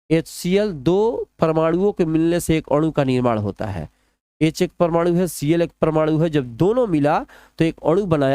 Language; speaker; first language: Hindi; non-native, local second language; Bhojpuri